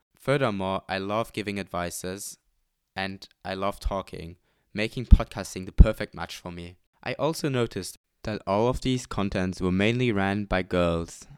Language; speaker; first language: English; non-native, fluent; Luxembourgish